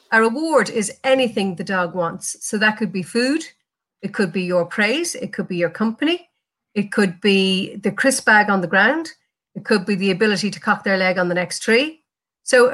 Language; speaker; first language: English; native; English